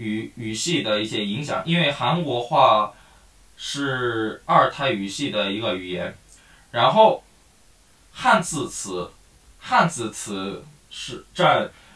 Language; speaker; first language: Chinese; non-native, fluent; Korean